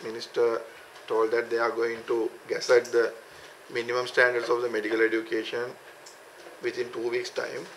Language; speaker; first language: English; non-native, local second language; Sinhala